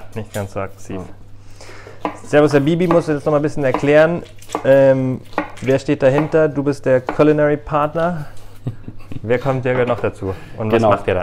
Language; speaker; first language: German; native; German